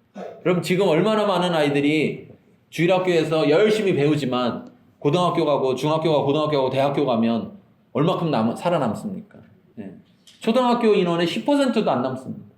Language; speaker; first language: Korean; native; Korean